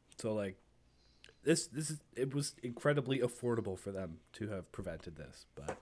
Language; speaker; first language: English; native; English